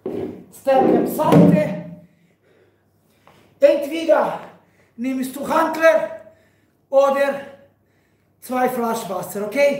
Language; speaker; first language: German; non-native, learner; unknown